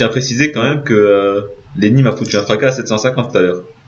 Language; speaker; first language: French; native; French